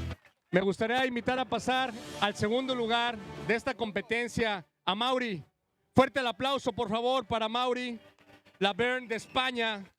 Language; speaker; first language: Spanish; native; Spanish